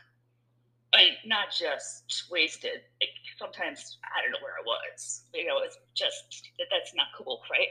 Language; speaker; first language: English; native; English